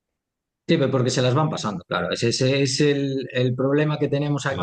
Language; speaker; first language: Spanish; native; Spanish